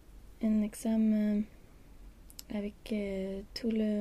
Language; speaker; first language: French; non-native, learner; Swedish